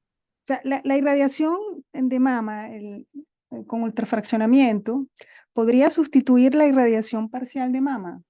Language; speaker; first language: Spanish; native; Spanish